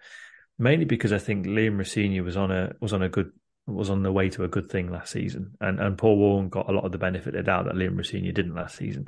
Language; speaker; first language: English; native; English